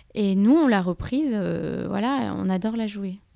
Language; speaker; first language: French; native; French